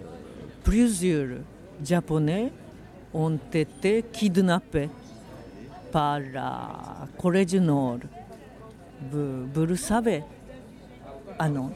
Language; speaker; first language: French; non-native, fluent; Japanese